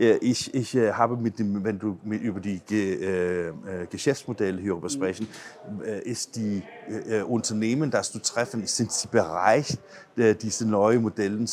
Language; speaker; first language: German; non-native, learner; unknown